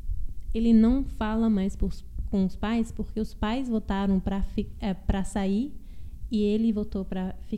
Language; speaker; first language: Portuguese; early bilingual, heritage; Portuguese